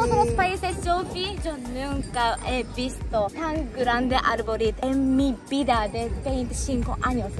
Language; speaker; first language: Spanish; non-native, learner; Japanese